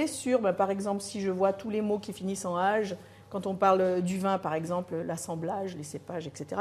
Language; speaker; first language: French; native; French